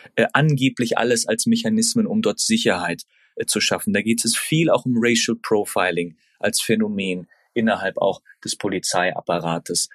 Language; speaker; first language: German; early bilingual, other home language; Turkish